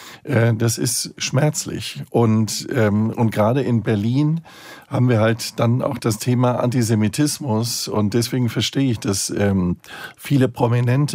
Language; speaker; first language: German; native; German